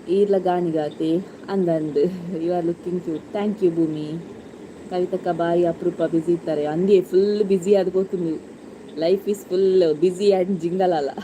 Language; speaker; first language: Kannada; non-native, local second language; Tulu